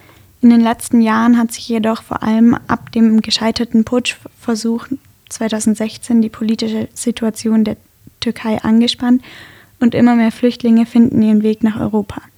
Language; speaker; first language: German; native; German